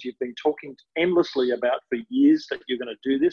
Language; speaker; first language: English; native; English